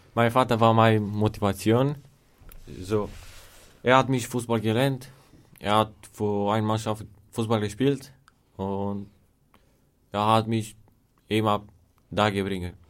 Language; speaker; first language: German; non-native, learner; Romanian